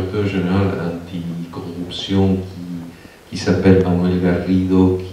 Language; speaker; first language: French; non-native, fluent; Spanish